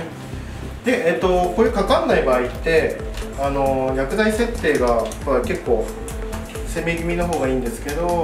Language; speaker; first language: Japanese; native; Japanese